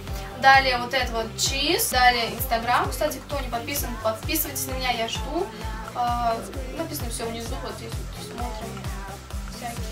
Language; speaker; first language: Russian; native; Russian